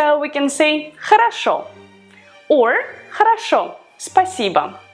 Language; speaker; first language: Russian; non-native, fluent; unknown